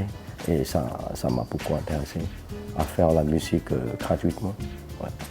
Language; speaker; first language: French; non-native, fluent; Cantonese